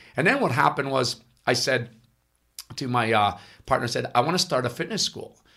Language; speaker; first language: English; non-native, fluent; Italian